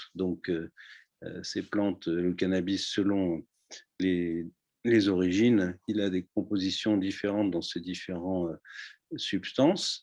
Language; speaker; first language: French; native; French